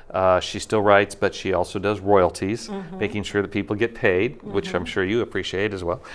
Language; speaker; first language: English; native; English